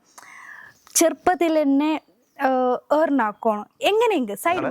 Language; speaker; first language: Malayalam; non-native, local second language; Hindi